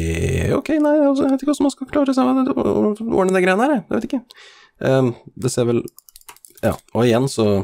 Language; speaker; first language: Norwegian; native; Norwegian